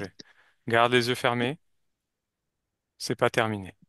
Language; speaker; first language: French; native; French